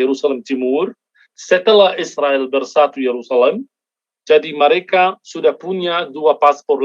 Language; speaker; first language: Indonesian; non-native, fluent; Arabic